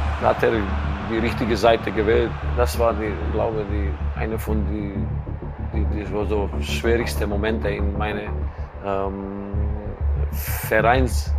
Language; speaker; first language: German; non-native, learner; Croatian